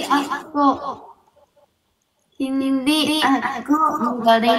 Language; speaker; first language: Filipino; non-native, learner; Japanese